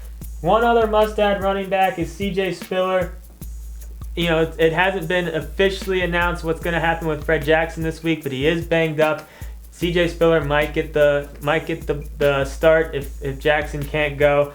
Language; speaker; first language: English; native; English